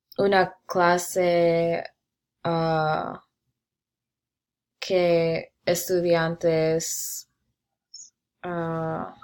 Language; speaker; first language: Spanish; non-native, learner; English